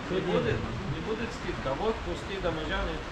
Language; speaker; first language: Russian; non-native, learner; Turkish